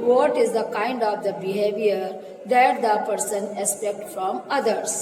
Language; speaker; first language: English; non-native, local second language; Hindi